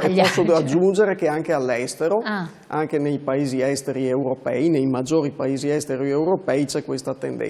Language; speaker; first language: Italian; native; Italian